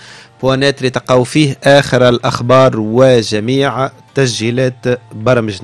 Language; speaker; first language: Arabic; native; Arabic